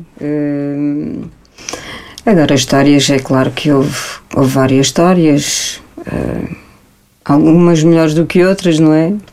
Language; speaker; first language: Portuguese; early bilingual, heritage; Portuguese